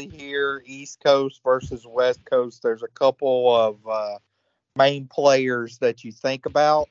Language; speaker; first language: English; native; English